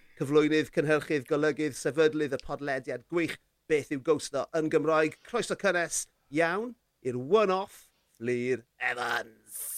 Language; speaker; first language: Welsh; native; Welsh